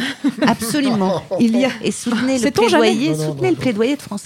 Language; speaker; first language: French; native; French